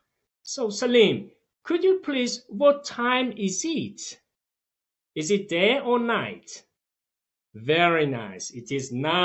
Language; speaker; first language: English; non-native, fluent; Tajik